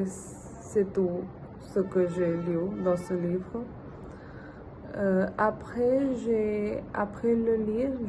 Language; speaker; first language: French; non-native, learner; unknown